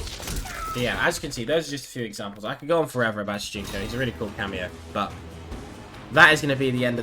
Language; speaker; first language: English; native; English